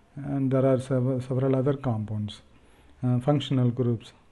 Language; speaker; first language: English; non-native, local second language; Tamil